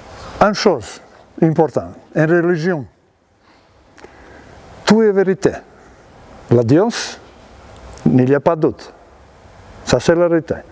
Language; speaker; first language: French; non-native, learner; Serbian